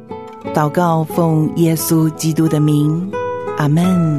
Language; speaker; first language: Chinese; native; Chinese